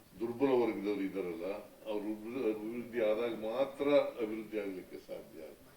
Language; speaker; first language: Kannada; native; Kannada